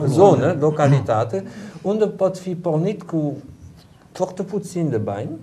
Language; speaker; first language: Romanian; non-native, learner; German